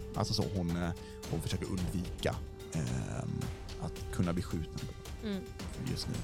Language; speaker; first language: Swedish; native; Swedish